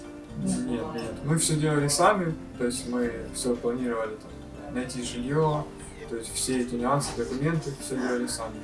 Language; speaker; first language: Russian; native; Russian